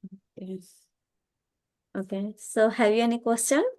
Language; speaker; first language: English; non-native, learner; Gujarati